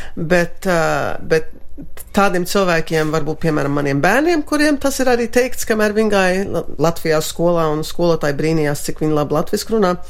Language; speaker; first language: Latvian; early bilingual, heritage; Latvian